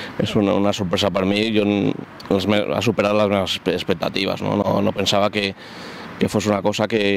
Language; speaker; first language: Catalan; non-native, local second language; Spanish